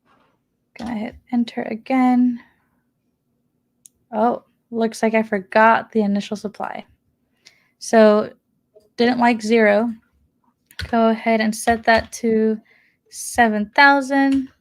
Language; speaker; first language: English; native; English